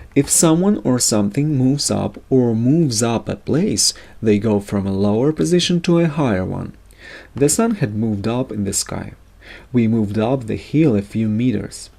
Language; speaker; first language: English; non-native, fluent; Russian